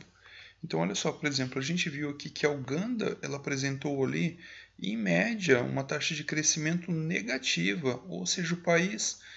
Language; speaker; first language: Portuguese; native; Portuguese